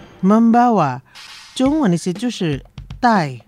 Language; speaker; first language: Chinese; early bilingual, heritage; Chinese